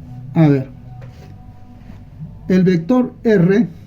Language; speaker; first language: Spanish; native; Spanish